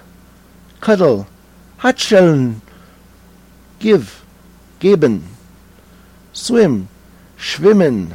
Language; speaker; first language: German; non-native, learner; English